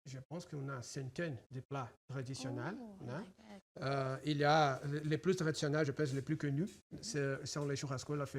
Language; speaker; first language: French; non-native, fluent; Portuguese